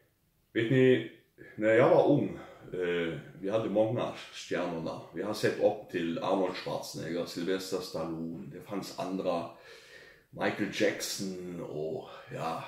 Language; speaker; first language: Swedish; non-native, fluent; German